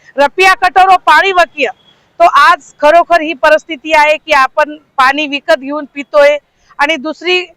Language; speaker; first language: Marathi; non-native, local second language; Lambadi